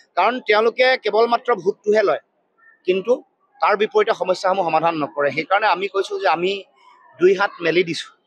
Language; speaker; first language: Assamese; native; Assamese